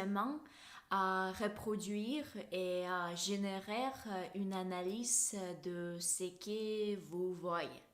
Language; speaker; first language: French; non-native, fluent; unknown